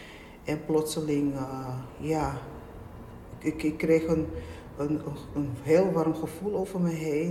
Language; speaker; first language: Dutch; native; Dutch